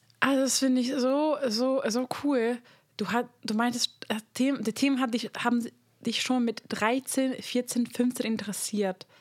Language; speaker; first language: German; non-native, fluent; Hungarian